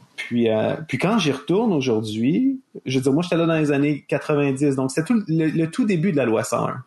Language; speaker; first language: French; native; French